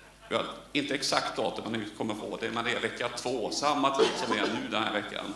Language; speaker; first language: Swedish; native; Swedish